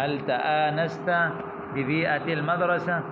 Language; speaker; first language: Arabic; non-native, fluent; Urdu